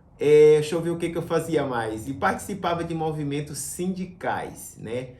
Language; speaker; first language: Portuguese; native; Portuguese